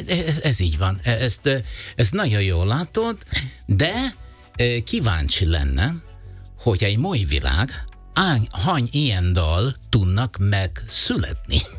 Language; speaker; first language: Hungarian; non-native, fluent; Italian